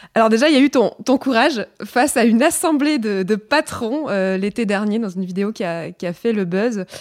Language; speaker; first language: French; native; French